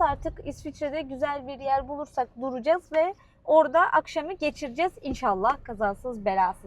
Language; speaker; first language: Turkish; native; Turkish